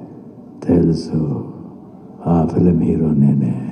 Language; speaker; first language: Telugu; non-native, learner; Kannada